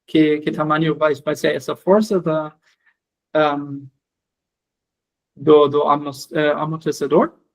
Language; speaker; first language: Portuguese; non-native, fluent; German